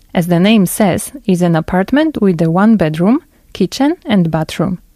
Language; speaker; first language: English; non-native, fluent; Polish